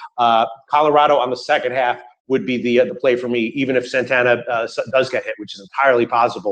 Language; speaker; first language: English; native; English